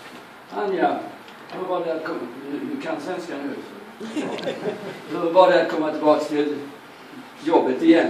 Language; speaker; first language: Swedish; native; Swedish